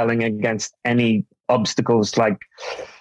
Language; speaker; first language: English; native; English